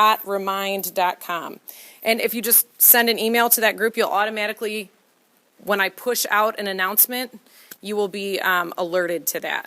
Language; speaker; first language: English; native; English